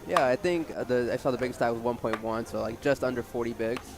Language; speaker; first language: English; native; English